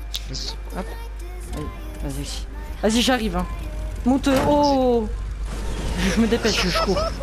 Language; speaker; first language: French; native; French